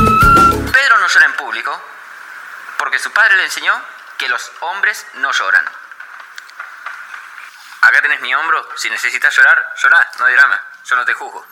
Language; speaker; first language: Spanish; native; Spanish